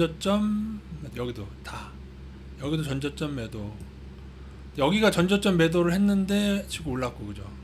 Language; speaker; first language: Korean; native; Korean